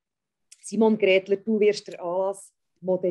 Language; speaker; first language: German; native; German